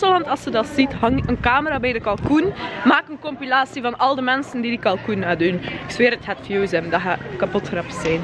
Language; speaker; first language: Dutch; native; Dutch